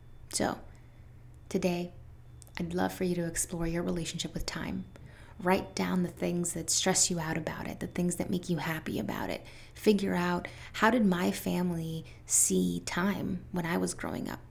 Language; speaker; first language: English; early bilingual, other home language; Spanish